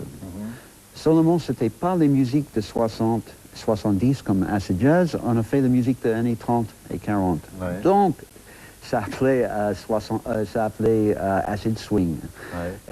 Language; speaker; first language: French; non-native, fluent; English